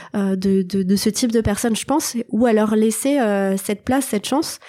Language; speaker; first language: French; native; French